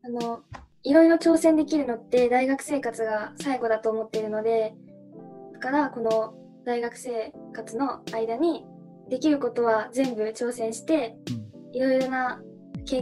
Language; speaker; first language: Japanese; native; Japanese